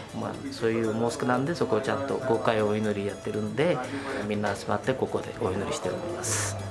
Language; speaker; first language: Japanese; non-native, fluent; Urdu